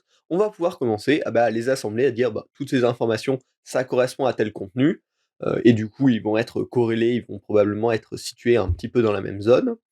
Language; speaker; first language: French; native; French